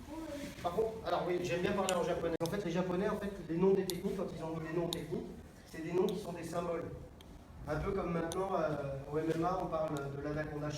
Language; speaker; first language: French; native; French